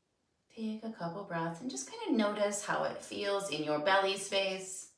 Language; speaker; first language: English; native; English